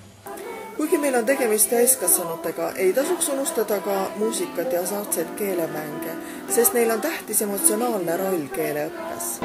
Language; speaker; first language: Estonian; native; Estonian